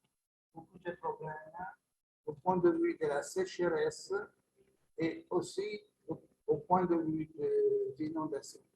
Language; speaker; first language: French; non-native, learner; Italian